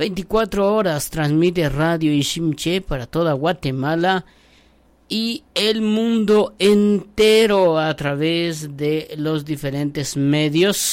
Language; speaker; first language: Spanish; native; Spanish